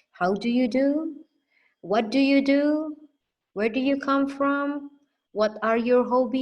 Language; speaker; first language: English; non-native, fluent; Indonesian